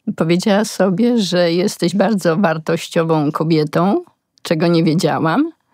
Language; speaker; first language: Polish; native; Polish